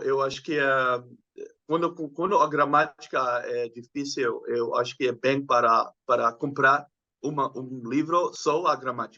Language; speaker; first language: Portuguese; non-native, learner; Dutch